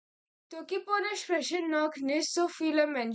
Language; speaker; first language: German; non-native, learner; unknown